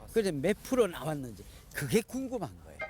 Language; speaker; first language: Korean; native; Korean